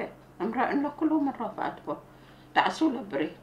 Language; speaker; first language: Hebrew; non-native, learner; Arabic